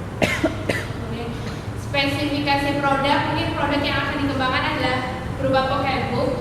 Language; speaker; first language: Indonesian; native; Indonesian